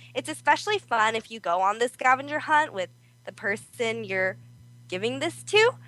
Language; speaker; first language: English; early bilingual, other home language; Korean